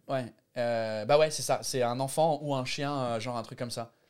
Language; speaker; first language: French; non-native, fluent; English